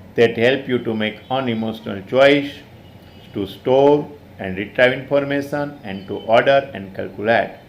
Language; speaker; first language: English; non-native, local second language; Gujarati